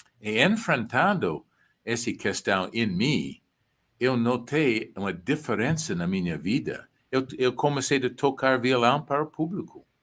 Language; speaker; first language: Portuguese; non-native, fluent; English